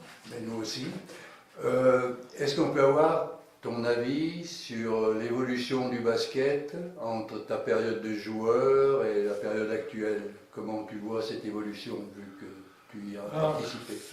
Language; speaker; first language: French; native; French